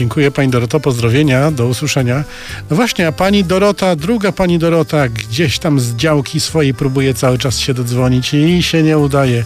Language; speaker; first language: Polish; native; Polish